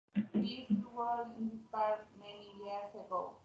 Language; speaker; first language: English; non-native, learner; Spanish